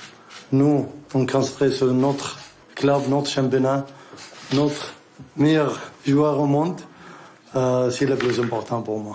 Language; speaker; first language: French; non-native, learner; Arabic